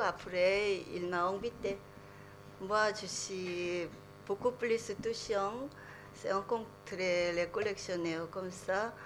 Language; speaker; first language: French; non-native, learner; Korean